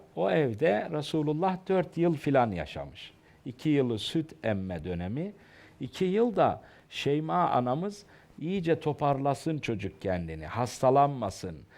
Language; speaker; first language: Turkish; native; Turkish